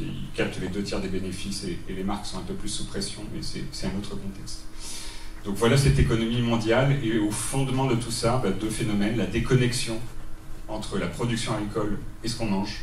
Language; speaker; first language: French; native; French